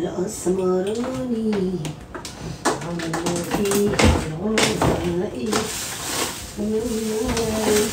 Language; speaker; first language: Arabic; native; Arabic